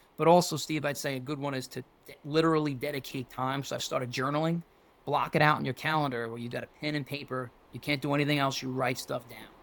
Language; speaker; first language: English; native; English